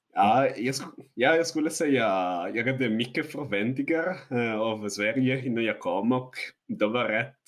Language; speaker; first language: Swedish; non-native, learner; Italian